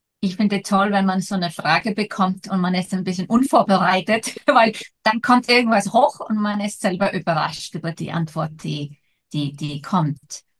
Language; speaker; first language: German; non-native, fluent; Icelandic